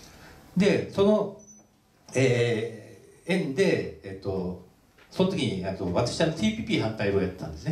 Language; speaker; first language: Japanese; native; Japanese